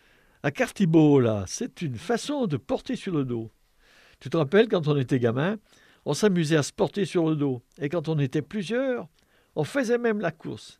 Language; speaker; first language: French; native; French